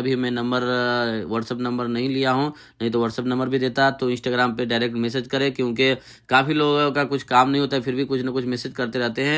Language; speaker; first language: Hindi; native; Hindi